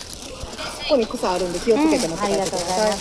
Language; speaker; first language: Japanese; native; Japanese